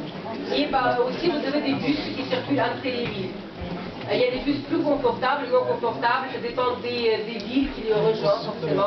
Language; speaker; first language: French; non-native, fluent; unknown